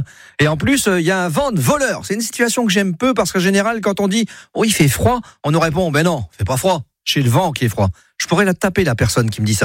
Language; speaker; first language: French; native; French